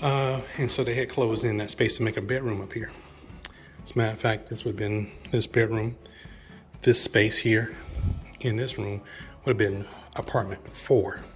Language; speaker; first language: English; native; English